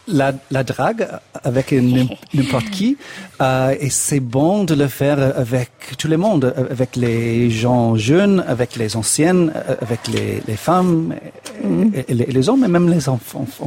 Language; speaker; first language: French; non-native, fluent; English